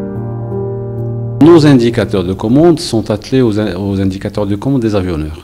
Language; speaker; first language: French; non-native, local second language; Arabic